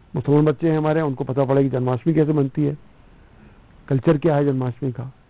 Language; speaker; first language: Hindi; non-native, local second language; Punjabi